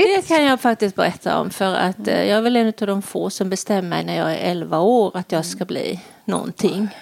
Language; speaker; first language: Swedish; native; Swedish